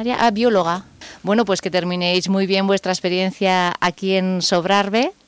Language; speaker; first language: Spanish; native; Spanish